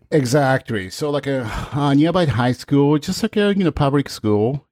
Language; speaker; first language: English; non-native, fluent; Japanese